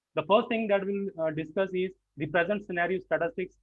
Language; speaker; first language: English; non-native, local second language; Punjabi